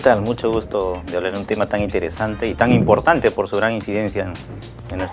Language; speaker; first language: Spanish; native; Spanish